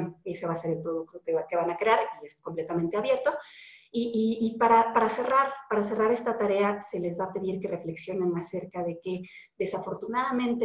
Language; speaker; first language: Spanish; native; Spanish